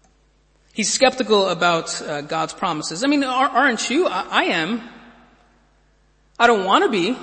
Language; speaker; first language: English; native; English